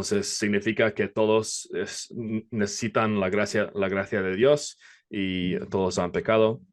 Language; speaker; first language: Spanish; non-native, fluent; English